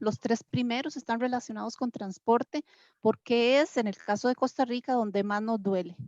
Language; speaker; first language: Spanish; native; Spanish